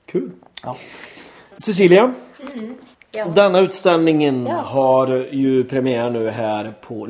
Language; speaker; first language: Swedish; native; Swedish